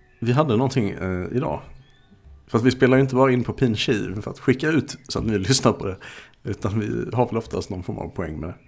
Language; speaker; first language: Swedish; native; Swedish